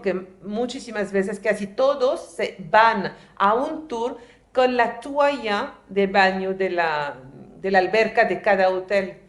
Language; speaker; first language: Spanish; native; Spanish